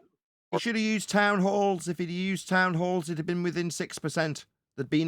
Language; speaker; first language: English; native; English